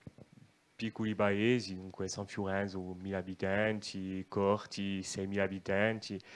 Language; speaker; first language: Italian; non-native, local second language; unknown